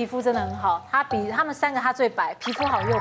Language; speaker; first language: Chinese; native; Chinese